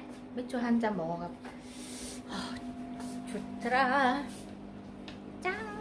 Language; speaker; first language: Korean; non-native, learner; Vietnamese